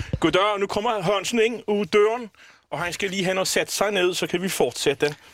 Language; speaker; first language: Danish; native; Danish